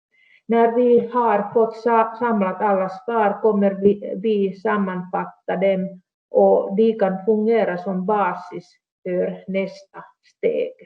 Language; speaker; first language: Swedish; non-native, local second language; Finnish